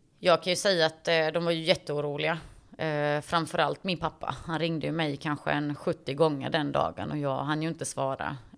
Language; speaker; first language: Swedish; early bilingual, other home language; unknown